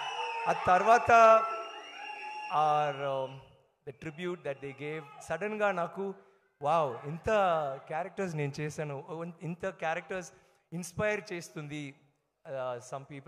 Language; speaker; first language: Telugu; non-native, learner; Tamil